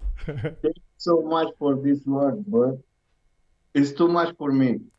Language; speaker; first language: English; non-native, learner; Romanian